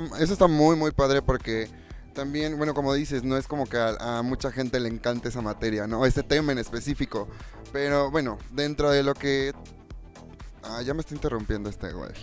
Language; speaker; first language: Spanish; native; Spanish